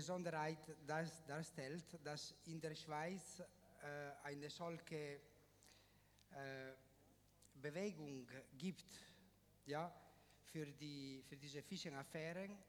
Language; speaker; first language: German; non-native, fluent; Italian